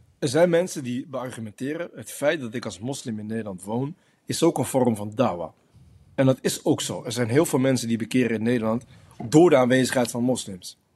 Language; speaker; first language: Dutch; early bilingual, other home language; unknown